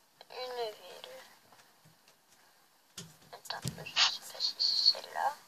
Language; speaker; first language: French; early bilingual, other home language; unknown